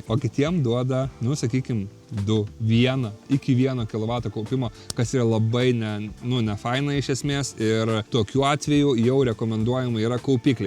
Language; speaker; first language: Lithuanian; native; Lithuanian